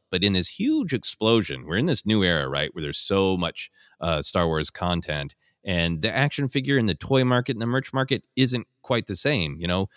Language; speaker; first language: English; native; English